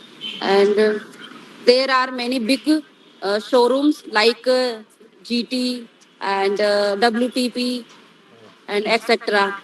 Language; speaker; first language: English; non-native, learner; Hindi